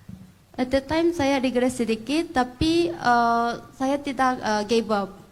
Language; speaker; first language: Indonesian; non-native, fluent; Korean